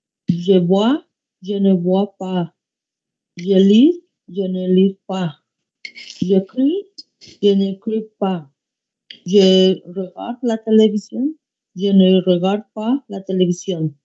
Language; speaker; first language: French; non-native, learner; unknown